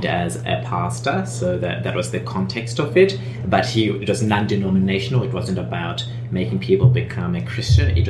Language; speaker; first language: English; native; English